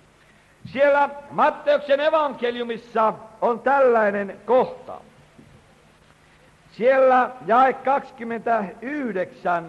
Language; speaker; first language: Finnish; native; Finnish